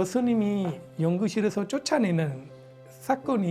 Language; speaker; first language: Korean; non-native, fluent; Punjabi